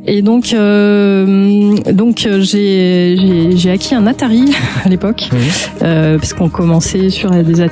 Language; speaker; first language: French; native; French